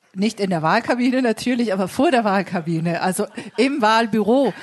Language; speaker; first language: German; native; German